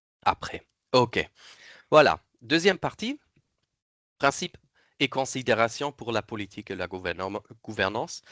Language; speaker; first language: French; non-native, fluent; German